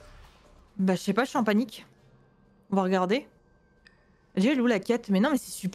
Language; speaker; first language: French; native; French